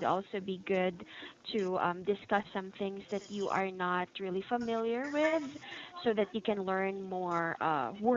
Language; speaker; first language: English; non-native, fluent; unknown